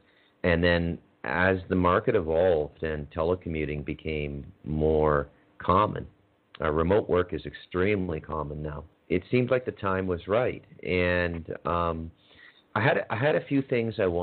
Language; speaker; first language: English; native; English